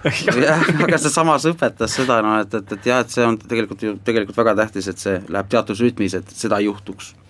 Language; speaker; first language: Estonian; non-native, local second language; Finnish